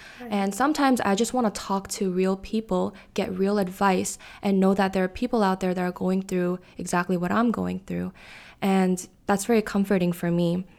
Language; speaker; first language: English; early bilingual, other home language; Korean